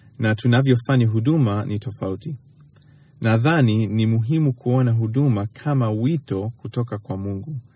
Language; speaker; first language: Swahili; early bilingual, other home language; English